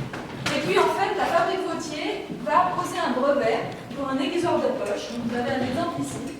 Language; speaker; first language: French; native; French